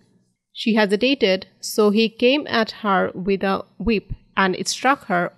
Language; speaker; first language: English; non-native, fluent; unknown